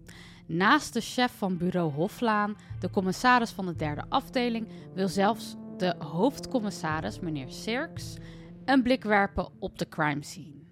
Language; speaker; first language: Dutch; native; Dutch